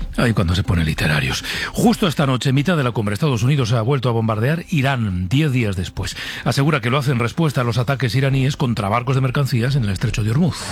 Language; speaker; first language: Spanish; native; Spanish